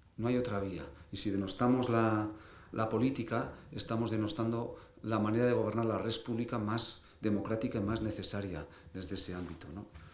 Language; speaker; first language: Spanish; native; Spanish